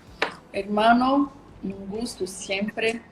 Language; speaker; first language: Spanish; non-native, learner; Portuguese